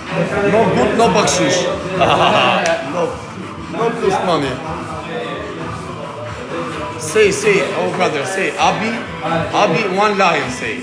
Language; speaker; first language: English; non-native, learner; Albanian